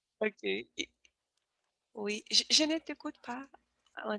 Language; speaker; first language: French; non-native, learner; Portuguese